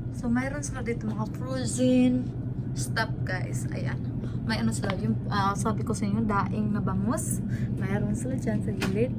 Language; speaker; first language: Filipino; non-native, local second language; Cebuano